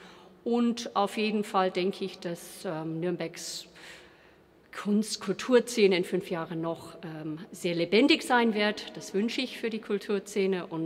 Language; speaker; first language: German; non-native, fluent; English